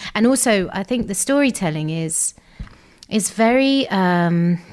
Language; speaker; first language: English; native; English